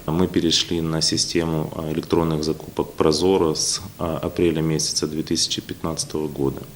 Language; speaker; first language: Russian; native; Russian